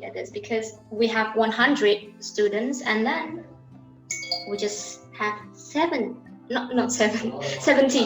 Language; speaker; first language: English; non-native, learner; Indonesian